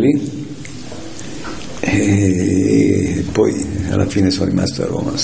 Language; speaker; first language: Italian; native; Italian